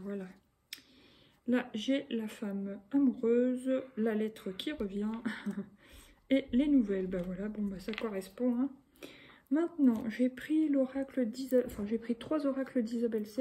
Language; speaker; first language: French; native; French